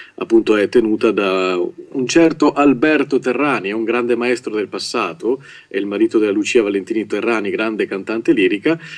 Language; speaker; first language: Italian; native; Italian